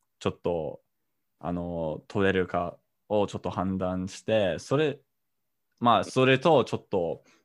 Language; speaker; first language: Japanese; non-native, fluent; English